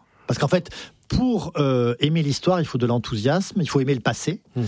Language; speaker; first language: French; native; French